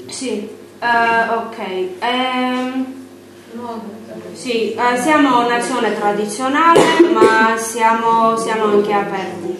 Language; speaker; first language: Italian; non-native, learner; Armenian